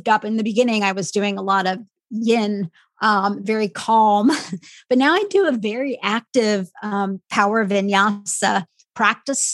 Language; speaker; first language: English; native; English